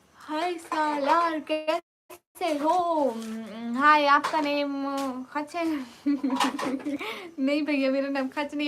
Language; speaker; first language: Urdu; non-native, local second language; Punjabi